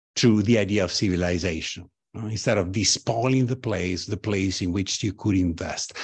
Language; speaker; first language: English; non-native, fluent; Italian